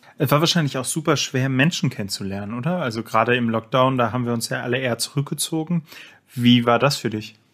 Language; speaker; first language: German; native; German